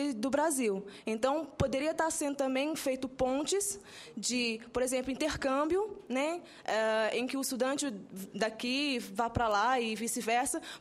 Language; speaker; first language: Portuguese; non-native, local second language; Kabuverdianu